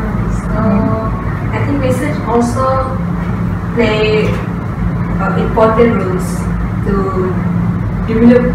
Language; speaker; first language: English; non-native, local second language; Malay